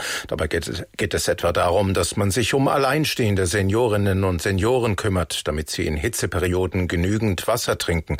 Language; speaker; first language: German; native; German